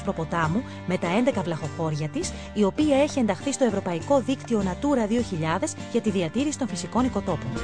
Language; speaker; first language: Greek; native; Greek